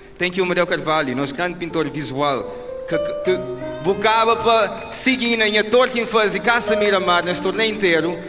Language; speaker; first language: Portuguese; non-native, local second language; Kabuverdianu